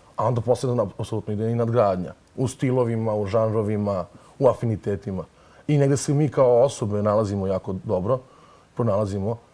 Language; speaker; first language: Serbian; native; Serbian